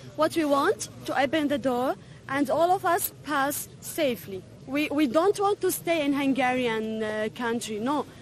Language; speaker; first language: English; non-native, fluent; Arabic